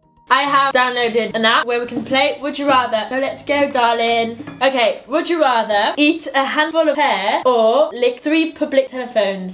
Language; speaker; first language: English; early bilingual, other home language; French